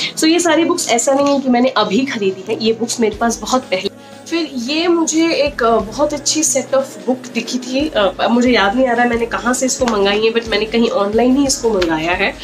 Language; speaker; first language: Hindi; native; Hindi